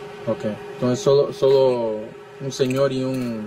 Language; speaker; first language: Spanish; non-native, learner; English